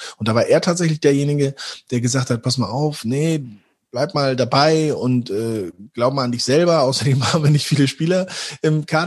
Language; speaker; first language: German; native; German